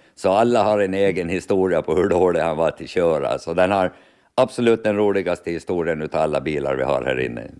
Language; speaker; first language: Swedish; native; Swedish